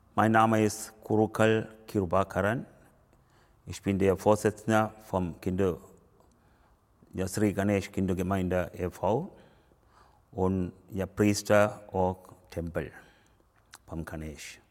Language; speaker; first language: German; non-native, learner; Tamil